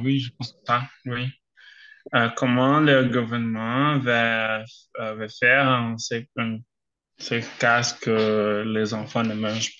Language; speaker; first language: French; non-native, learner; Portuguese